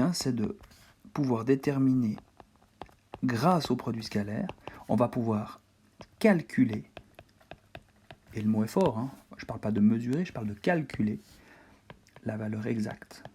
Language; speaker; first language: French; native; French